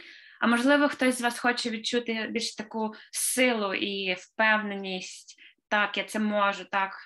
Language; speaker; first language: Ukrainian; native; Ukrainian